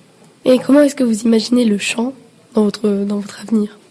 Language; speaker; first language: French; native; French